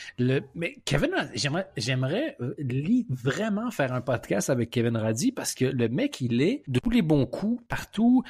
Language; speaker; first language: French; native; French